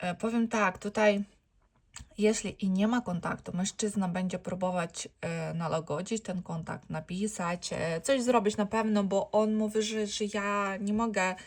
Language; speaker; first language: Polish; non-native, learner; Ukrainian